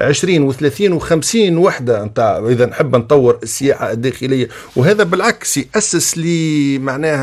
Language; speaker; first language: Arabic; native; Arabic